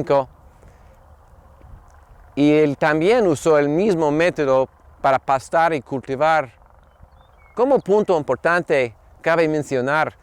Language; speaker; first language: Spanish; non-native, fluent; English